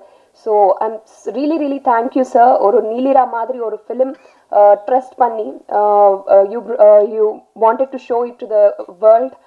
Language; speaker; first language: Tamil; non-native, learner; Telugu